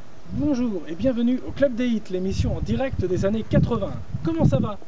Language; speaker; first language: French; native; French